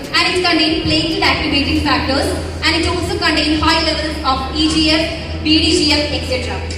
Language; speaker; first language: English; non-native, local second language; Malayalam